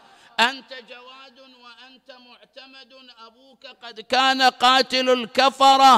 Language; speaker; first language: Arabic; native; Arabic